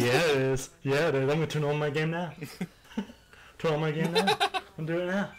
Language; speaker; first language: English; native; English